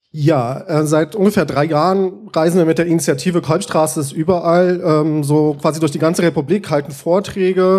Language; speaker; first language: German; native; German